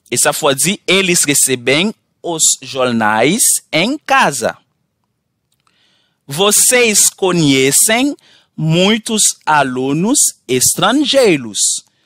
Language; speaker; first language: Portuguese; non-native, fluent; Haitian Creole